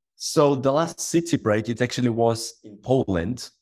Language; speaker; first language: English; non-native, fluent; Russian